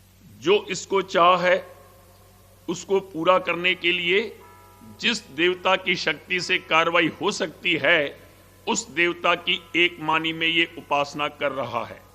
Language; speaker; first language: Hindi; native; Hindi